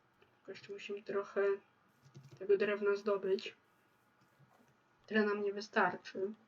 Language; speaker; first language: Polish; native; Polish